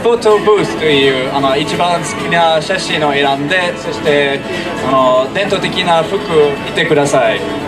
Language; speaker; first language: Japanese; non-native, learner; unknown